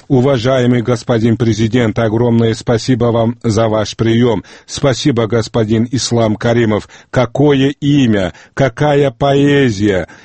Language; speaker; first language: Russian; non-native, local second language; Uzbek